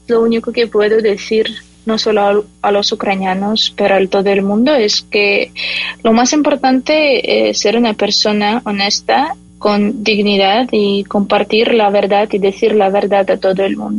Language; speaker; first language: Spanish; non-native, fluent; Ukrainian